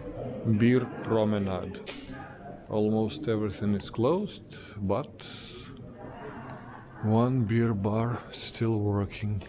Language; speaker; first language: English; non-native, fluent; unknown